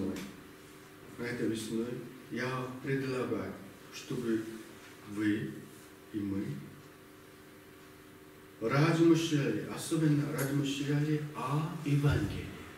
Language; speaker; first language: Russian; non-native, learner; Korean